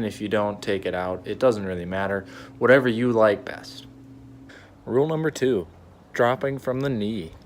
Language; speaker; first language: English; native; English